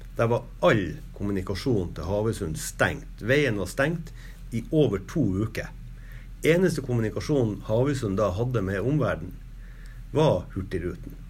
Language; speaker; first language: Norwegian; native; Norwegian